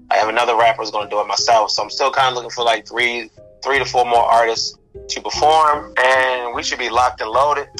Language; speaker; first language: English; native; English